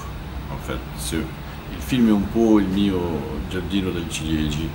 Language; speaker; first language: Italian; non-native, learner; French